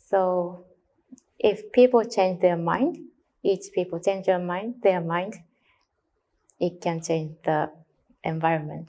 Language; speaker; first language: English; non-native, learner; Japanese